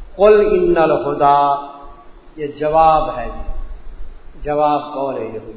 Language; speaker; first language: Urdu; non-native, local second language; Saraiki